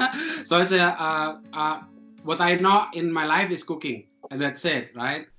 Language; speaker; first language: English; non-native, fluent; Indonesian